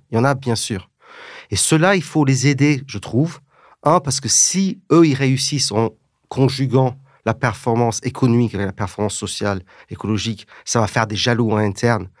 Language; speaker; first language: French; early bilingual, heritage; English